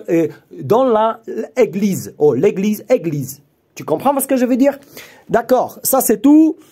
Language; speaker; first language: French; non-native, learner; Polish